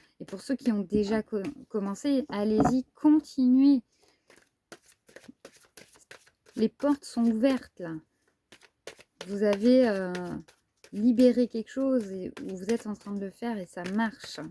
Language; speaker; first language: French; native; French